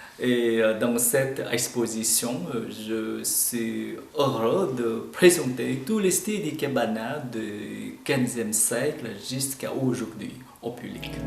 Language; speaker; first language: French; non-native, fluent; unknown